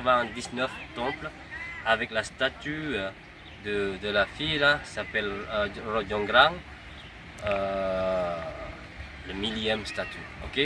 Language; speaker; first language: French; non-native, fluent; Indonesian